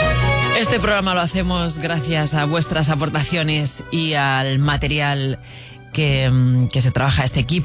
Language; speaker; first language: Spanish; native; Spanish